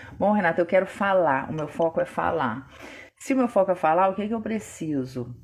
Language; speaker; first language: Portuguese; native; Portuguese